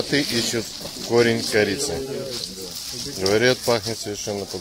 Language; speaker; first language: Russian; native; Russian